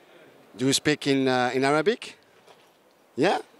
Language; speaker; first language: Arabic; native; Arabic